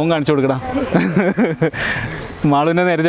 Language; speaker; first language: Malayalam; native; Malayalam